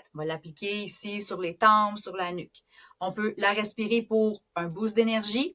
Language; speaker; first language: French; native; French